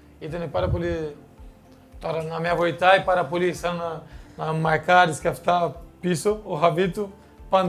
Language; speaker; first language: Greek; non-native, fluent; Portuguese